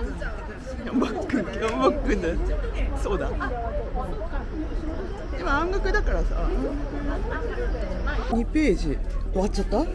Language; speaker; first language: Japanese; native; Japanese